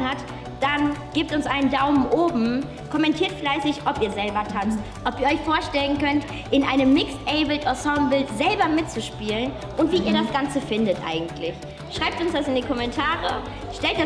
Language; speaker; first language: German; native; German